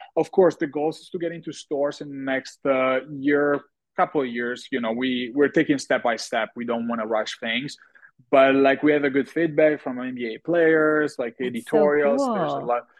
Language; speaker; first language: English; non-native, fluent; Italian